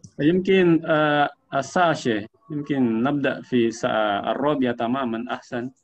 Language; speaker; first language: Arabic; non-native, learner; Indonesian